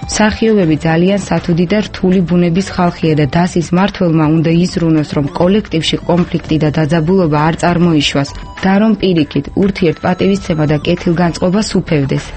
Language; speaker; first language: Georgian; non-native, local second language; Azerbaijani